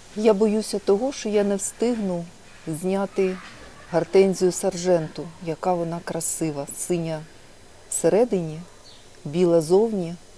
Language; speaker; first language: Ukrainian; non-native, local second language; Russian